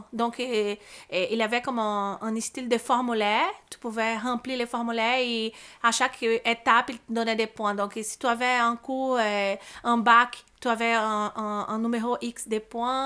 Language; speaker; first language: French; non-native, learner; Portuguese